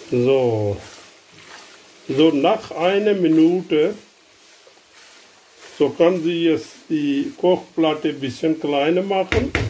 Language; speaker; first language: German; non-native, learner; Urdu